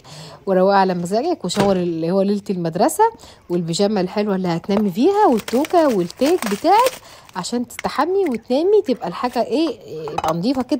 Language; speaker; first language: Arabic; native; Arabic